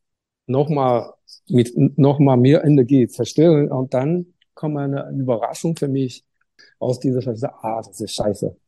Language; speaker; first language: German; non-native, learner; Chinese